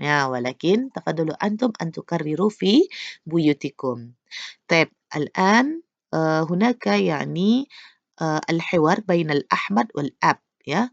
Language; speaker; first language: Arabic; non-native, learner; Indonesian